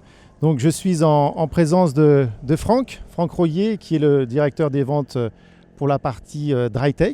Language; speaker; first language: French; native; French